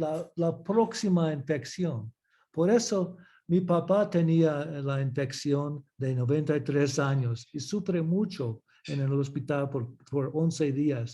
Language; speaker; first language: Spanish; early bilingual, heritage; English